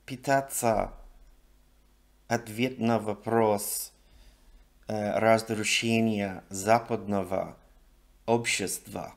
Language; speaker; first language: Russian; non-native, learner; English